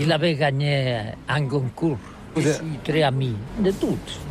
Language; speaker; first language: French; non-native, learner; Catalan